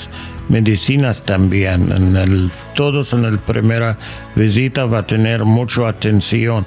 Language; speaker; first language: Spanish; non-native, learner; English